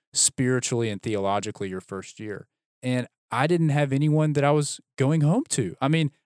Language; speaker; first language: English; native; English